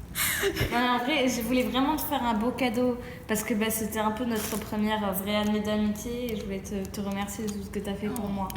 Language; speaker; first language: French; native; French